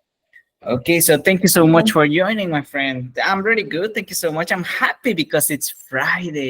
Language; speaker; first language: English; non-native, fluent; Spanish